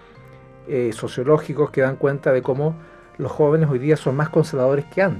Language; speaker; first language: Spanish; native; Spanish